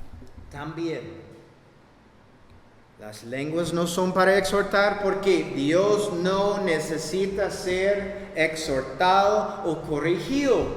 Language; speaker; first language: Spanish; non-native, fluent; English